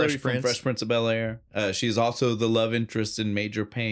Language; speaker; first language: English; native; English